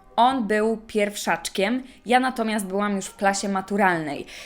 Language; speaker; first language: Polish; native; Polish